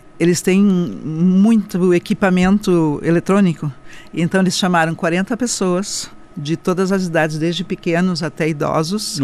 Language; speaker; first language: Portuguese; non-native, local second language; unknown